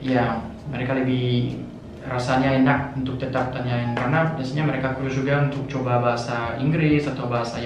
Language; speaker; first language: Indonesian; non-native, fluent; French